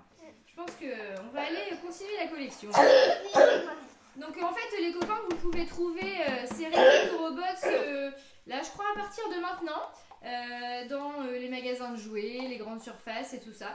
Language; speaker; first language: French; native; French